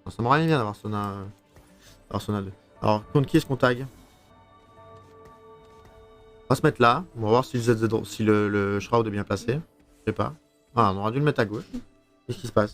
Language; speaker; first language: French; native; French